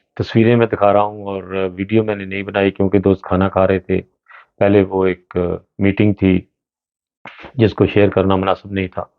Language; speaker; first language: Urdu; non-native, local second language; Punjabi